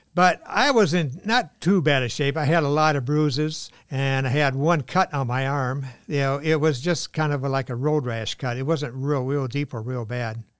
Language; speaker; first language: English; native; English